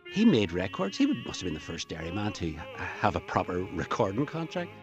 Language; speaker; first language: English; native; English